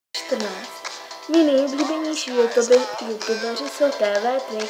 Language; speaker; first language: Czech; early bilingual, other home language; Russian